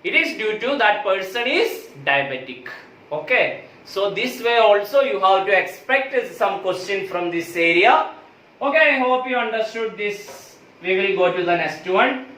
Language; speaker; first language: English; non-native, local second language; Malayalam